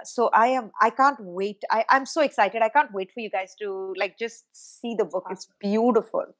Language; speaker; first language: English; non-native, local second language; Hindi